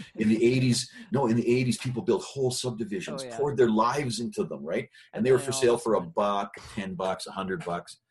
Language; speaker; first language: English; native; English